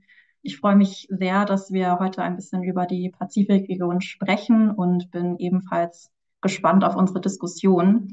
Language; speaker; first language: German; native; German